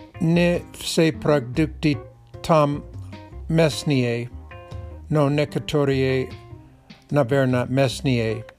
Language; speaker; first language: Russian; non-native, learner; English